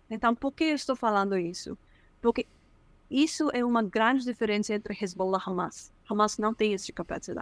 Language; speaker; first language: Portuguese; non-native, fluent; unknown